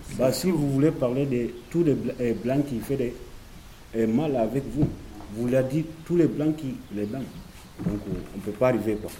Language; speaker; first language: French; non-native, learner; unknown